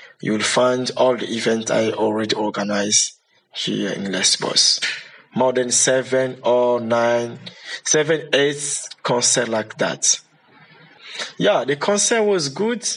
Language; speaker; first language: English; non-native, learner; Lingala